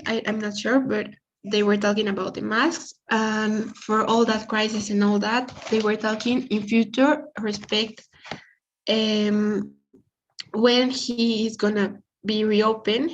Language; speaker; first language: English; non-native, learner; Spanish